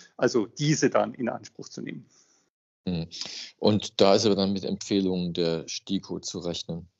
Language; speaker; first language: German; native; German